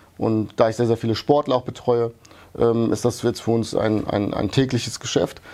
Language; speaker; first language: German; early bilingual, other home language; Hungarian